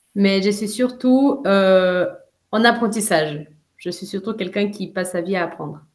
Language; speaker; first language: French; non-native, fluent; Portuguese